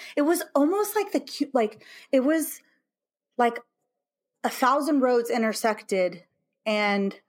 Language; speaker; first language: English; native; English